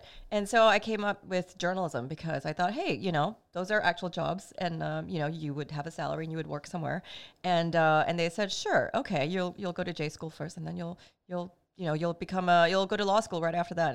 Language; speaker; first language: English; native; English